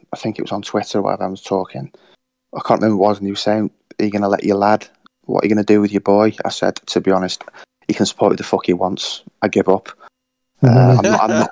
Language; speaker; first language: English; native; English